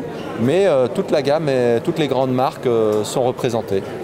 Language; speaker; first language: French; native; French